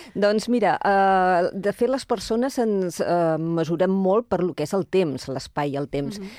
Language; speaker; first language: Catalan; native; Catalan